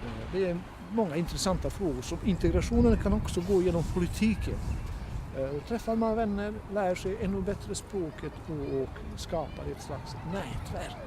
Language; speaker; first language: Swedish; non-native, fluent; Bosnian